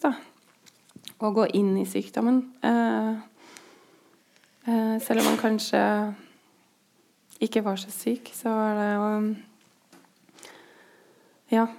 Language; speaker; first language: Norwegian; native; Norwegian